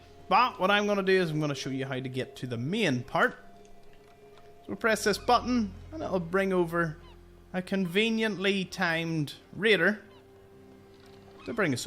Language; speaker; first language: English; native; English